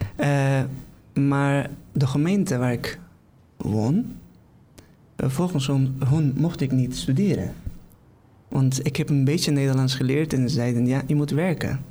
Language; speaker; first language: Dutch; non-native, fluent; Persian